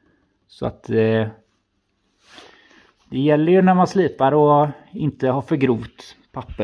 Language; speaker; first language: Swedish; native; Swedish